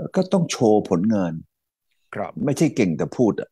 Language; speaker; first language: Thai; native; Thai